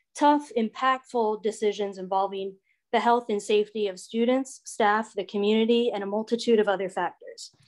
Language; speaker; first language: English; native; English